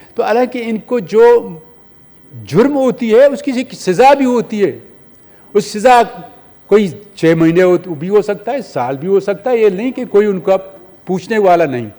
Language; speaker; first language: Urdu; non-native, local second language; Baluchi